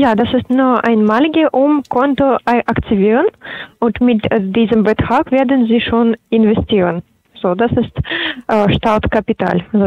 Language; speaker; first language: German; non-native, learner; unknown